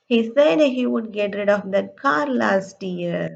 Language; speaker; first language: English; non-native, local second language; Tamil